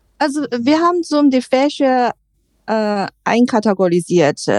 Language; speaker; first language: German; non-native, learner; Chinese